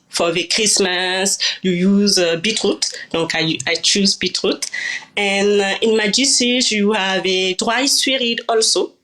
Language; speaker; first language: English; non-native, learner; French